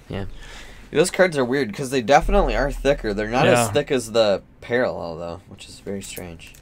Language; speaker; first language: English; native; English